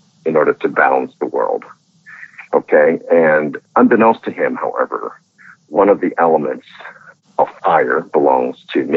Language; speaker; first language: English; non-native, local second language; Cantonese